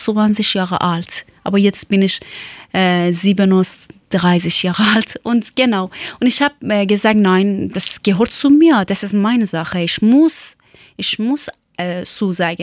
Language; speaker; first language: German; non-native, learner; Persian